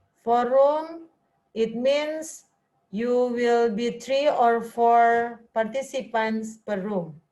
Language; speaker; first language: English; non-native, learner; Indonesian